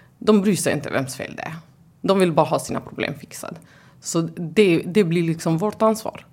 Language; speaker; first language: Swedish; early bilingual, other home language; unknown